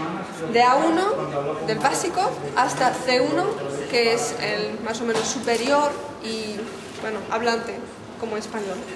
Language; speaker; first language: Spanish; non-native, fluent; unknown